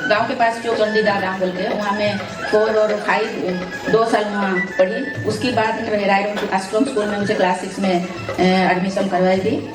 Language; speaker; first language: Hindi; non-native, local second language; Santali